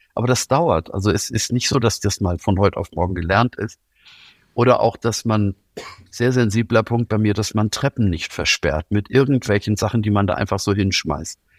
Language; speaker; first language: German; native; German